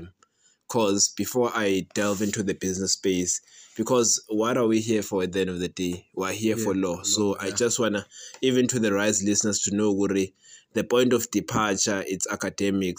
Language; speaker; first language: English; non-native, local second language; Swati